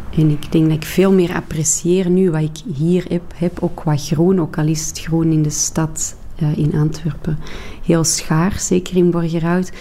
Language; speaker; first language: Dutch; native; Dutch